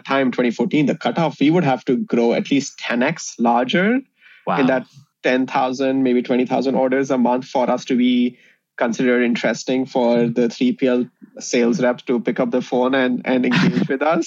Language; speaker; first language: English; non-native, local second language; Hindi